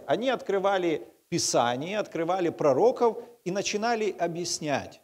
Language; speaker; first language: Russian; native; Russian